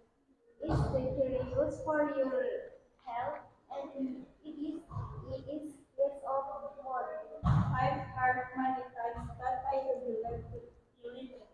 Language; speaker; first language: English; non-native, learner; Indonesian